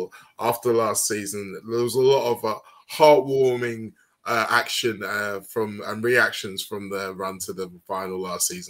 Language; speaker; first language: English; native; English